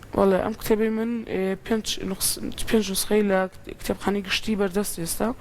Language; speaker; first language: Central Kurdish; native; Central Kurdish